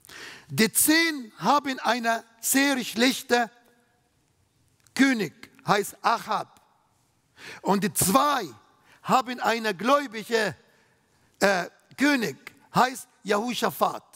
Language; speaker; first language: German; non-native, fluent; Arabic